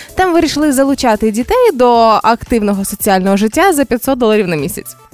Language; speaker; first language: Ukrainian; native; Ukrainian